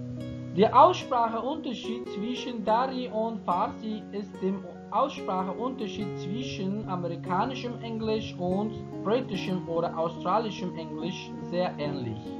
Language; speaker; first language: German; non-native, fluent; Persian